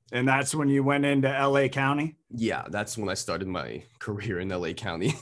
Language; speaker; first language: English; native; English